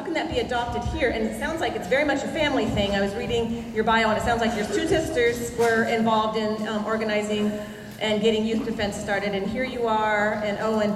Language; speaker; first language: English; native; English